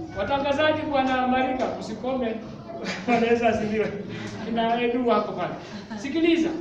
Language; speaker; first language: Swahili; non-native, local second language; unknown